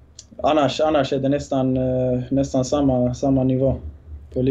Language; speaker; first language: Swedish; early bilingual, other home language; Bosnian